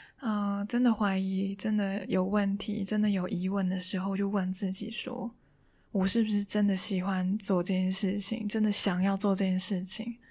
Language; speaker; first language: Chinese; non-native, local second language; Cantonese